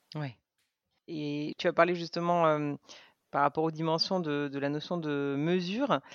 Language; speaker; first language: French; native; French